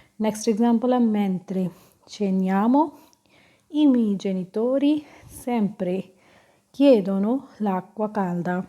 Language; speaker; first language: Italian; non-native, learner; Punjabi